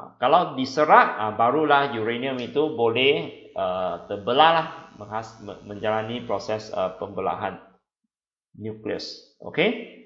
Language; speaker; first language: Malay; non-native, local second language; Chinese